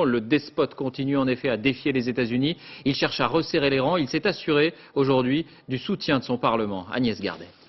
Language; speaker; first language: French; native; French